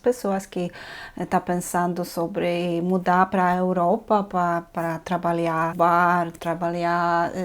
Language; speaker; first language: Portuguese; non-native, fluent; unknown